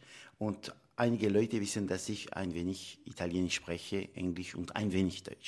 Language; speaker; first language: German; non-native, local second language; French